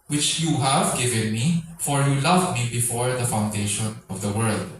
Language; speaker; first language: English; non-native, local second language; Filipino